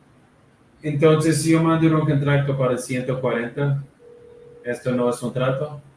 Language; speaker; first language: Spanish; non-native, learner; English